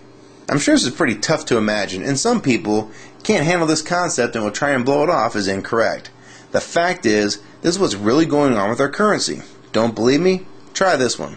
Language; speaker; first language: English; native; English